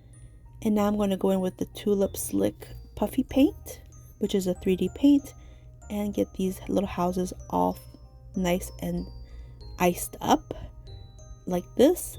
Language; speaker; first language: English; native; English